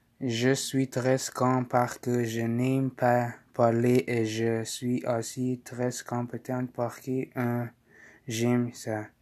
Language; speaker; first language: French; non-native, learner; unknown